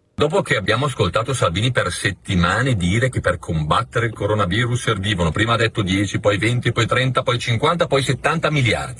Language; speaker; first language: Italian; native; Italian